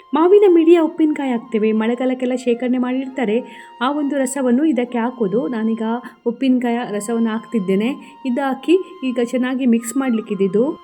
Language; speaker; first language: Kannada; non-native, local second language; Konkani